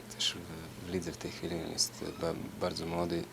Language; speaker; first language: Polish; non-native, fluent; Serbian